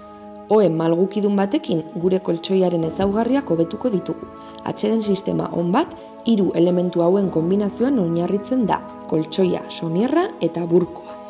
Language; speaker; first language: Basque; native; Basque